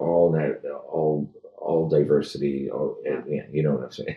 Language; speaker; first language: English; early bilingual, other home language; Spanish